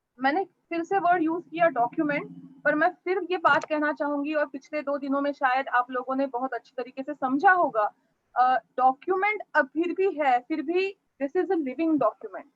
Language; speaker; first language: Hindi; non-native, local second language; Marathi